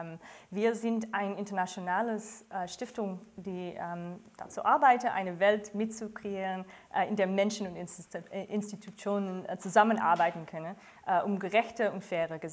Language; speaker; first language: German; non-native, fluent; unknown